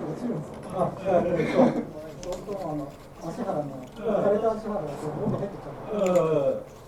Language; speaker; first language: Japanese; native; Japanese